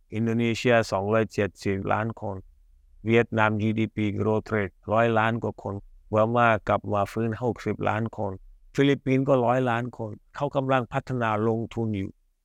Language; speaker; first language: Thai; early bilingual, other home language; Hindi